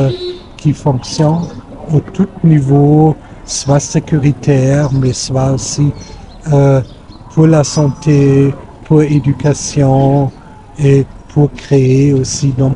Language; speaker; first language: French; non-native, fluent; German